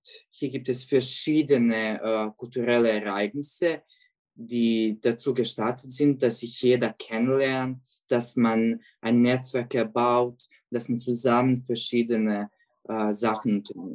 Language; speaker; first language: German; non-native, fluent; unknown